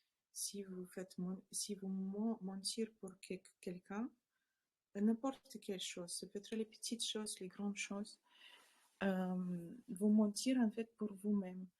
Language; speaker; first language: French; non-native, learner; Russian